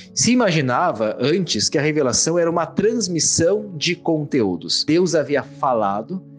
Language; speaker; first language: Portuguese; native; Portuguese